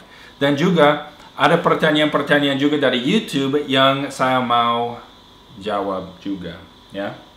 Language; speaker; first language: Indonesian; non-native, fluent; English